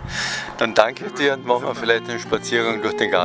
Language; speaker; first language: German; native; German